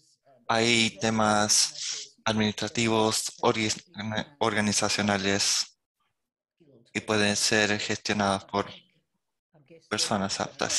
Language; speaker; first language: Spanish; non-native, fluent; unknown